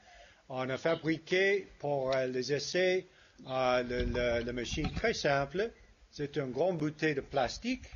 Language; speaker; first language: French; non-native, fluent; English